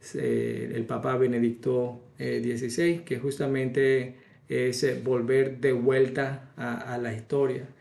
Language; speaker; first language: Spanish; native; Spanish